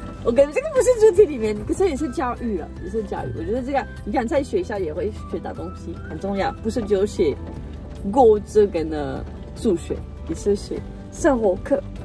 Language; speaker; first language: Chinese; non-native, fluent; French